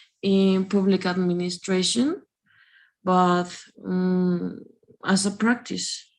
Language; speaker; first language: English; non-native, learner; Spanish